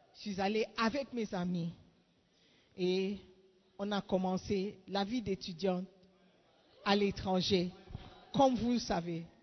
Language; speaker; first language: French; non-native, fluent; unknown